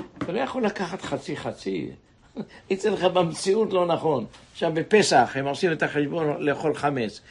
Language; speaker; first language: Hebrew; native; Hebrew